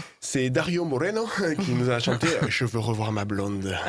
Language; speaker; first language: French; native; French